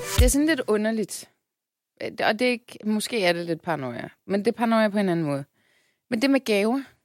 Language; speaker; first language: Danish; early bilingual, other home language; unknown